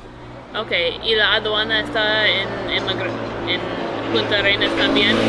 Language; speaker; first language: Spanish; non-native, learner; English